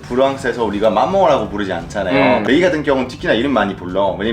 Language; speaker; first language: Korean; non-native, fluent; French